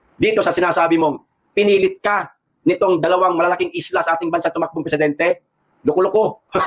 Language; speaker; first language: Filipino; non-native, local second language; Cebuano